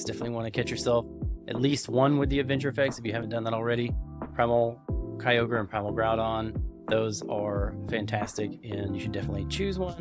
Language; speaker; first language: English; native; English